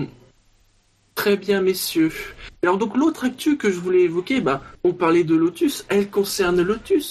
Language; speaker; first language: French; native; French